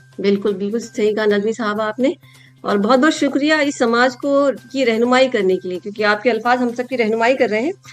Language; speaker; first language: Urdu; native; Urdu